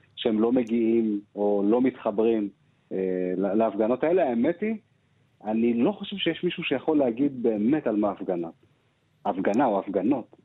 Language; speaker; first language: Hebrew; early bilingual, other home language; Amharic